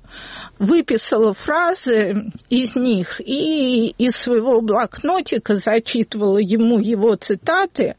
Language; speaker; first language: Russian; native; Russian